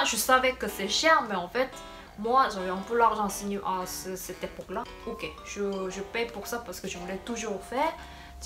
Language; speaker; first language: French; non-native, fluent; Korean